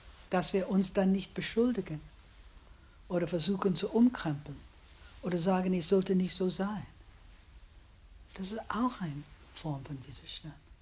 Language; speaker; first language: German; non-native, fluent; English